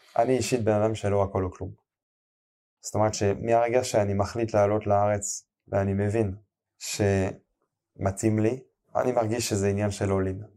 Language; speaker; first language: Hebrew; non-native, fluent; French